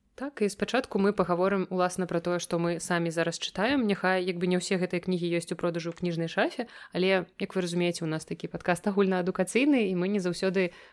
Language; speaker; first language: Belarusian; non-native, local second language; Russian